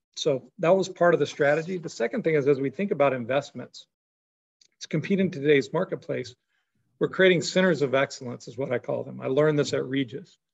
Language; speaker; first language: English; native; English